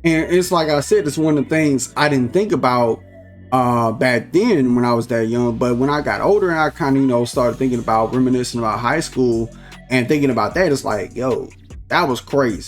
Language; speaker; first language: English; native; English